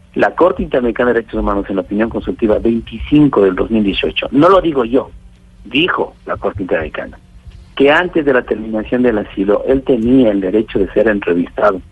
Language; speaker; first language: Spanish; native; Spanish